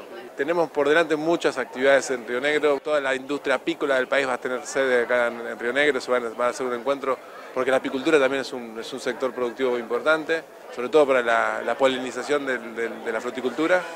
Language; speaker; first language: Spanish; native; Spanish